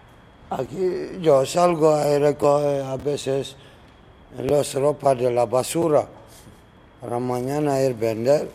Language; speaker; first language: Spanish; non-native, learner; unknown